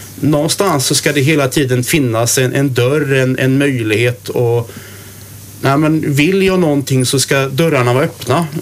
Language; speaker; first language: Swedish; native; Swedish